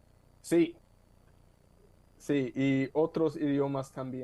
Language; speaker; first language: Spanish; non-native, fluent; English